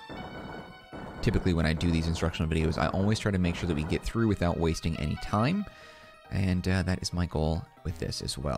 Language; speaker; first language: English; native; English